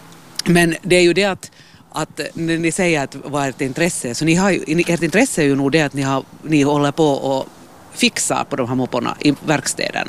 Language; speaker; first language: Swedish; native; Swedish